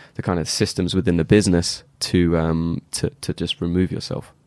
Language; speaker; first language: English; native; English